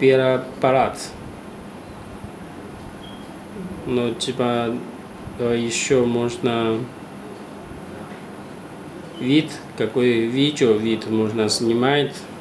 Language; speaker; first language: Russian; non-native, learner; Chinese